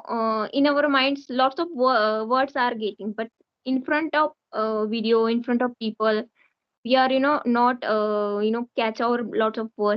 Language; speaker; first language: English; non-native, learner; Hindi